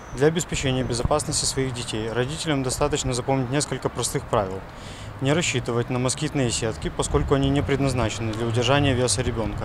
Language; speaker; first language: Russian; native; Russian